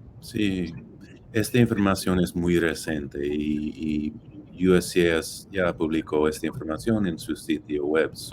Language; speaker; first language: Spanish; non-native, fluent; English